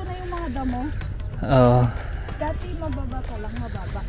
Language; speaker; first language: Filipino; native; Filipino